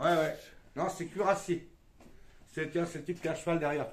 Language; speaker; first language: French; native; French